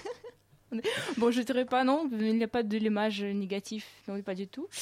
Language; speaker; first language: French; non-native, fluent; Russian